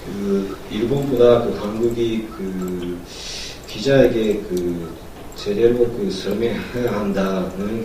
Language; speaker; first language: Korean; non-native, learner; Japanese